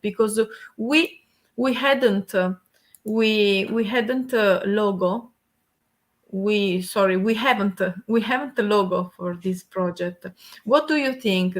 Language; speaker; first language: English; non-native, learner; Italian